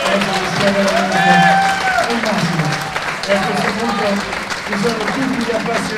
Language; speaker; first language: Italian; native; Italian